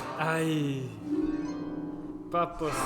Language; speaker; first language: French; non-native, local second language; German